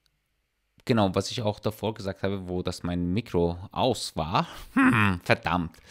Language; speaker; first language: German; non-native, learner; Persian